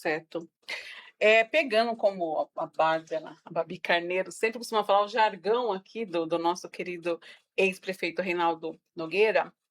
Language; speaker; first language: Portuguese; native; Portuguese